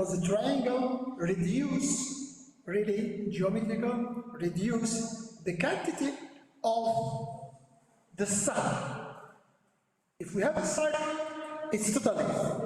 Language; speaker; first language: English; non-native, learner; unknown